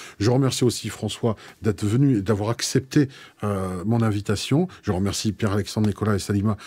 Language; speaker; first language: French; native; French